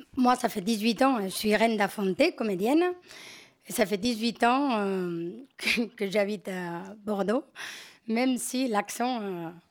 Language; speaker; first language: French; non-native, fluent; Spanish